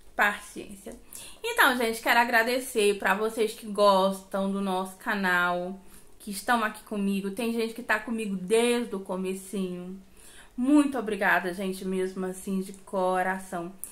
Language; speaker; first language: Portuguese; native; Portuguese